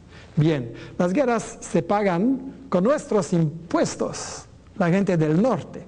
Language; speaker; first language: Spanish; non-native, fluent; French